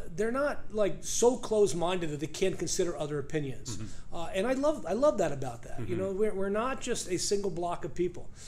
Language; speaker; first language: English; native; English